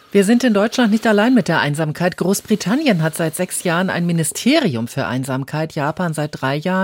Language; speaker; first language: German; native; German